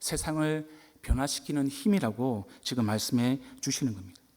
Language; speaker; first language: Korean; native; Korean